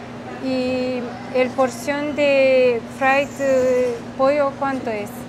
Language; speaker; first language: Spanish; non-native, learner; Romanian